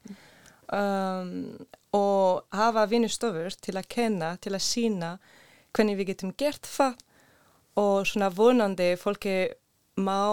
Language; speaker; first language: Icelandic; non-native, learner; Swedish